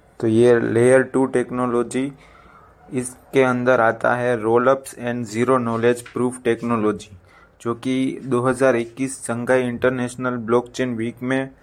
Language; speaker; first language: Hindi; non-native, local second language; Gujarati